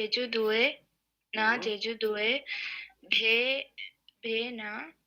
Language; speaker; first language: Korean; non-native, learner; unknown